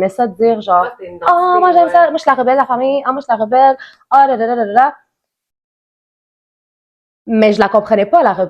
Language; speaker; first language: French; native; French